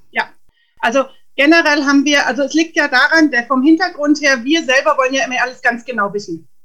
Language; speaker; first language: German; native; German